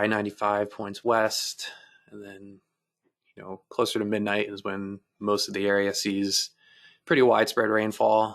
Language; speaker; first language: English; native; English